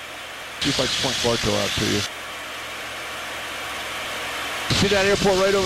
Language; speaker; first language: English; native; English